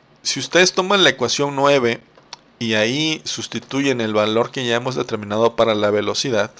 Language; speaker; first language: Spanish; native; Spanish